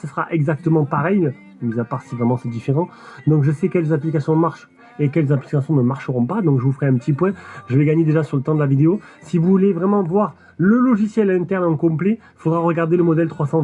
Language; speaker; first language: French; native; French